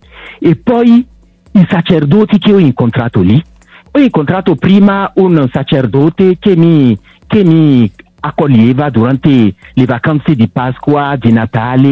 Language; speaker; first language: Italian; non-native, local second language; French